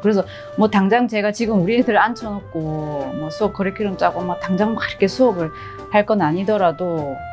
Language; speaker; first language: Korean; native; Korean